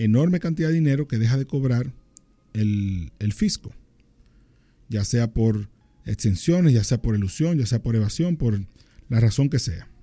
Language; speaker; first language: Spanish; native; Spanish